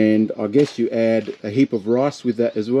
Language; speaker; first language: English; native; English